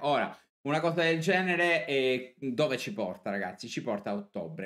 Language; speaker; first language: Italian; native; Italian